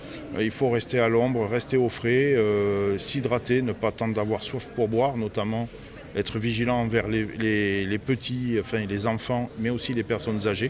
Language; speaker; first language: French; native; French